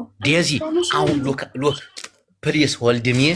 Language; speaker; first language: English; non-native, learner; Amharic